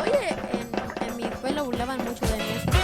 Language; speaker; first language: Spanish; native; Spanish